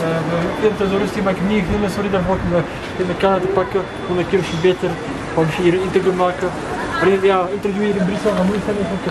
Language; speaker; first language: Dutch; non-native, local second language; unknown